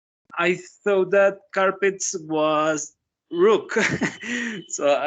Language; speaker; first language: English; non-native, learner; Spanish